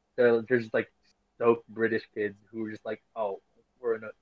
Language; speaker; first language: English; non-native, local second language; Filipino